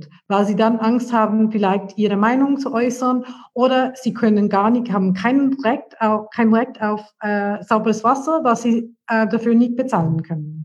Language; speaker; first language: German; non-native, fluent; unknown